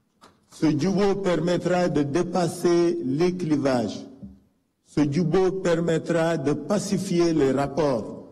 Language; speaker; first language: French; non-native, local second language; Wolof